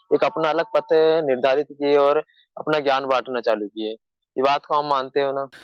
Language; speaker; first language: Hindi; native; Hindi